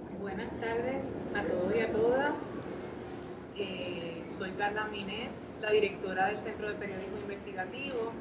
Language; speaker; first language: Spanish; native; Spanish